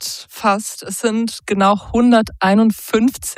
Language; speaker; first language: German; native; German